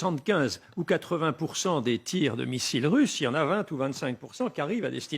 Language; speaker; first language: French; native; French